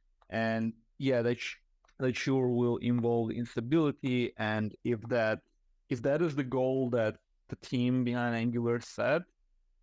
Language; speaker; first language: English; non-native, fluent; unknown